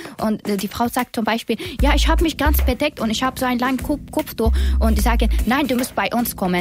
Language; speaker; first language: German; non-native, learner; Persian